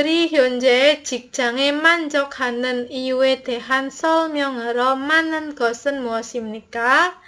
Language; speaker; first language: Korean; non-native, learner; Indonesian